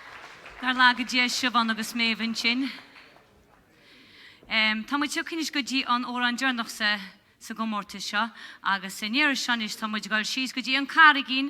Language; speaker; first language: Irish; native; Irish